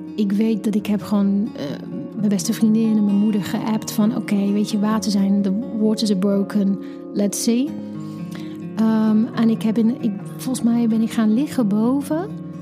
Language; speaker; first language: Dutch; non-native, fluent; English